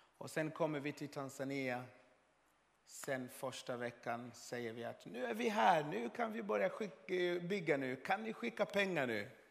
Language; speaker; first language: Swedish; non-native, fluent; Swahili